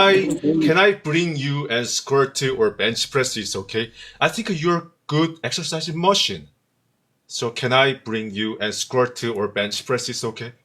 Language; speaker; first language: English; non-native, learner; Korean